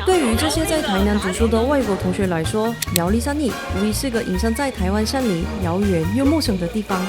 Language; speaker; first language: Chinese; non-native, fluent; Korean